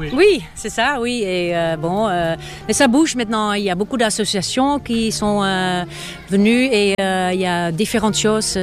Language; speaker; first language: French; non-native, fluent; Dutch